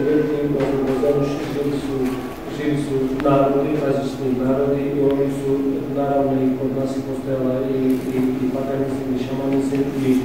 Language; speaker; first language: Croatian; non-native, fluent; Azerbaijani